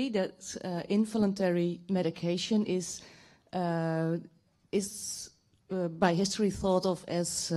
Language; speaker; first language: English; non-native, fluent; Dutch